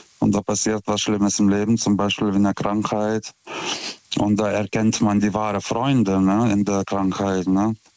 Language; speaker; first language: German; non-native, fluent; Lithuanian